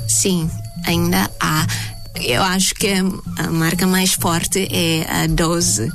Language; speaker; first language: Portuguese; non-native, fluent; Thai